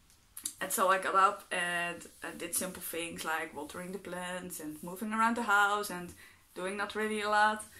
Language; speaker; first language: English; non-native, fluent; Dutch